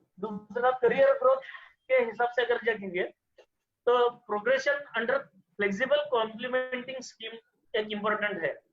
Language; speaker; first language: Hindi; non-native, local second language; Marathi